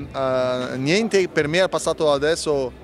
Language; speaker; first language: Italian; non-native, learner; Portuguese